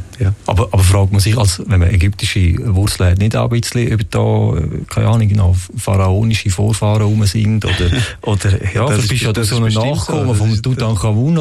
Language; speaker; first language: German; native; German